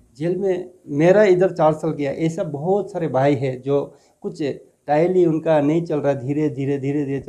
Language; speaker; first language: Hindi; non-native, local second language; Bangla